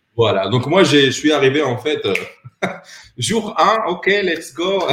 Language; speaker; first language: French; non-native, local second language; Arabic